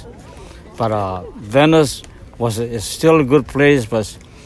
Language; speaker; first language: English; native; English